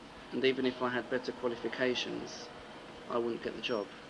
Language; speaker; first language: English; early bilingual, other home language; Greek